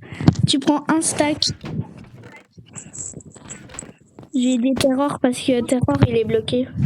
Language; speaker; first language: French; native; French